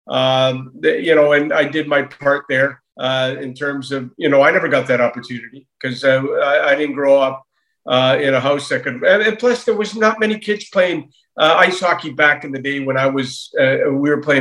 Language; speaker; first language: English; native; English